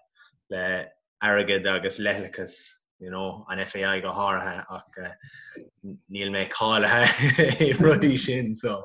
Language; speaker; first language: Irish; non-native, local second language; English